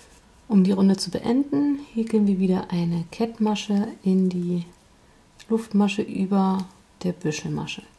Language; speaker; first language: German; native; German